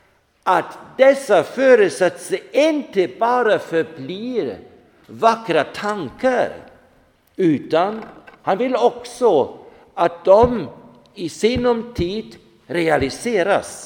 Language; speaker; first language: Swedish; non-native, fluent; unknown